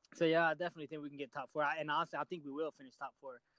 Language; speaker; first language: English; native; English